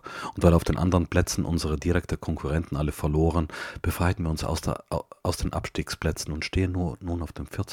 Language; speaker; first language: German; native; German